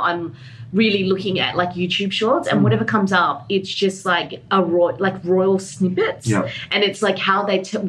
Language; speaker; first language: English; native; English